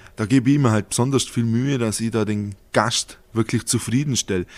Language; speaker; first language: German; native; German